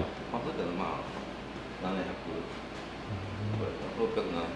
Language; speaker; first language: Japanese; native; Japanese